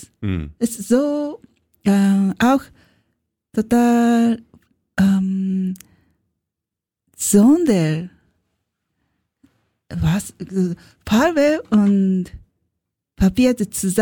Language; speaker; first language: German; non-native, learner; Japanese